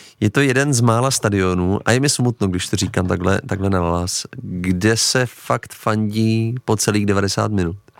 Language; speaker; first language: Czech; native; Czech